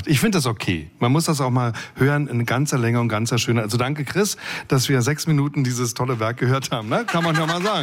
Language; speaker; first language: German; native; German